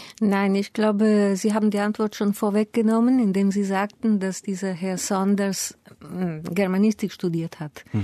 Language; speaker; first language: German; native; German